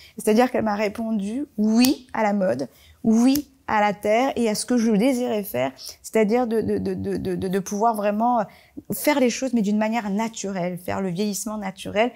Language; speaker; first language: French; early bilingual, other home language; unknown